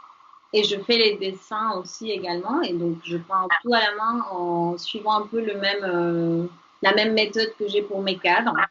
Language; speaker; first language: French; non-native, fluent; Spanish